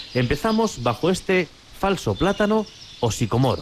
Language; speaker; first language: Spanish; native; Spanish